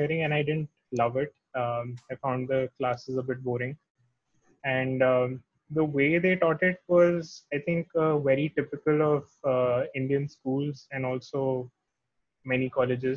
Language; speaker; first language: English; non-native, local second language; Hindi